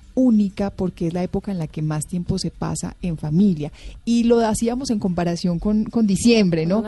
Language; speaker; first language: Spanish; native; Spanish